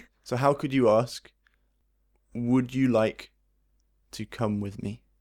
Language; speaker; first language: English; native; English